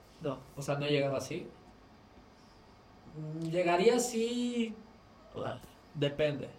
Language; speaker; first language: Spanish; native; Spanish